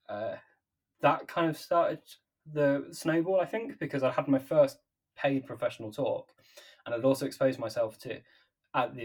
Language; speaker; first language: English; native; English